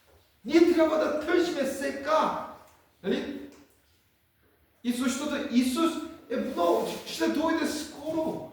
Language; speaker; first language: Bulgarian; non-native, learner; Korean